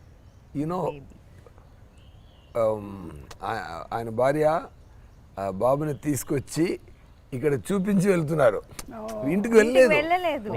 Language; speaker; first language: Telugu; non-native, fluent; Tamil